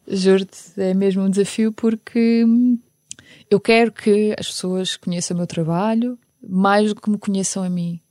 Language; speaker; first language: Portuguese; early bilingual, other home language; Ukrainian